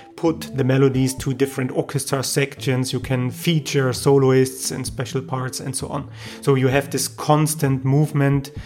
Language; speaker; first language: English; non-native, fluent; German